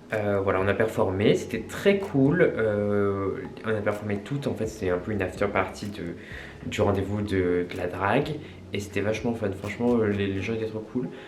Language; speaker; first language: French; native; French